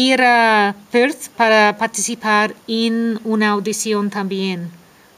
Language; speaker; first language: Spanish; non-native, fluent; English